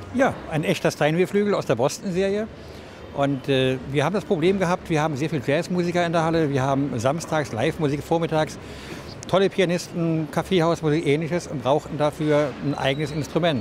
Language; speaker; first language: German; native; German